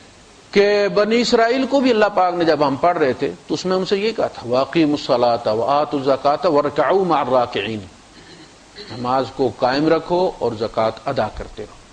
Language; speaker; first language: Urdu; non-native, local second language; Punjabi